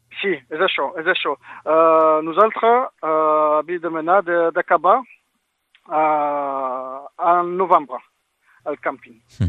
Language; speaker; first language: Catalan; non-native, local second language; French